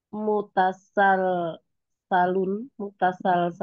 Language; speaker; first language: Arabic; non-native, learner; Indonesian